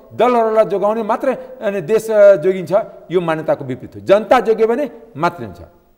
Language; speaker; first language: Nepali; non-native, local second language; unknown